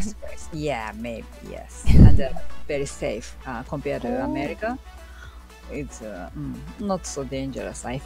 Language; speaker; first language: English; non-native, learner; Japanese